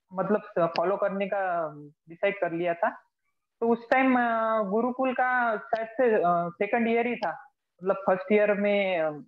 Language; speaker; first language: Hindi; non-native, local second language; Marathi